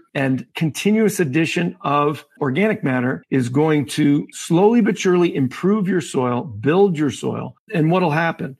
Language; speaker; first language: English; native; English